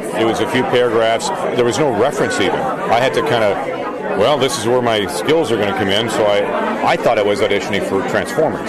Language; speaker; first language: English; native; English